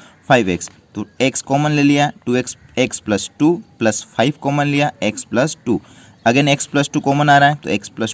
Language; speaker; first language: Hindi; native; Hindi